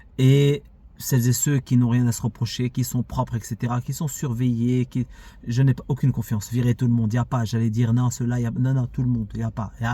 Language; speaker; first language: French; early bilingual, other home language; Arabic